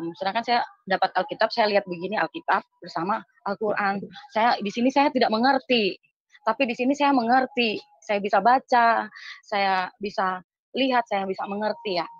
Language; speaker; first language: Indonesian; native; Indonesian